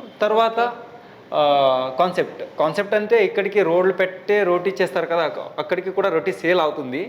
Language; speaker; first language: Telugu; non-native, local second language; Hindi